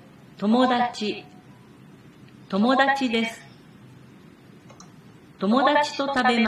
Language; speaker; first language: Japanese; non-native, learner; Indonesian